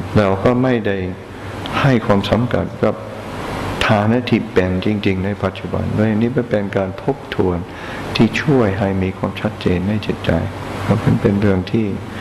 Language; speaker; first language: Thai; non-native, fluent; English